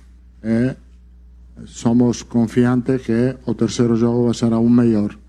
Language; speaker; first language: Portuguese; non-native, learner; Italian